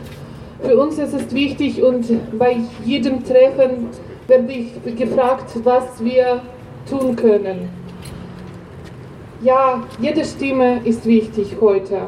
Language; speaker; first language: German; non-native, fluent; Ukrainian